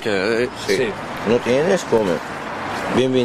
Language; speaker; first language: Spanish; non-native, learner; Arabic